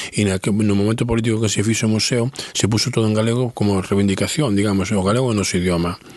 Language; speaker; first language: Galician; non-native, local second language; Spanish